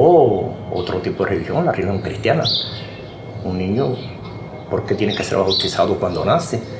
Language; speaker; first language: Spanish; native; Spanish